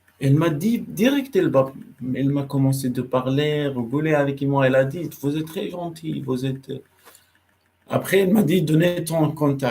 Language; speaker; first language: French; non-native, learner; Arabic